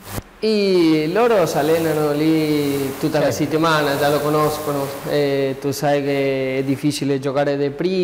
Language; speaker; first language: Italian; non-native, learner; Spanish